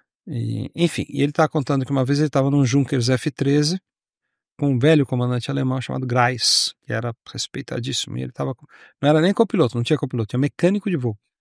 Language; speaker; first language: Portuguese; native; Portuguese